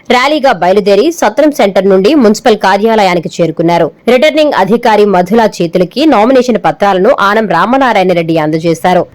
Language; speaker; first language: Telugu; native; Telugu